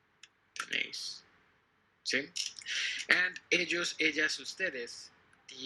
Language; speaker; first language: Spanish; non-native, fluent; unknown